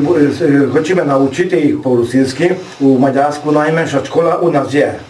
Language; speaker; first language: Ukrainian; early bilingual, heritage; Hungarian